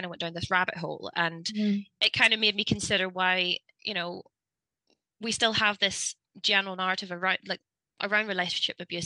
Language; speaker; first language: English; native; English